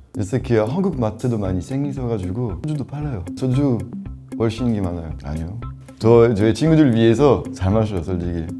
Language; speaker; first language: Korean; non-native, fluent; French